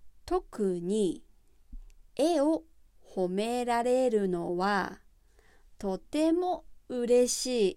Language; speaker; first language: Japanese; native; Japanese